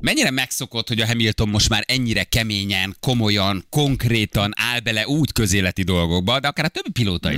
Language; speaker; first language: Hungarian; native; Hungarian